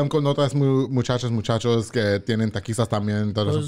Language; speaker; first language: Spanish; early bilingual, heritage; English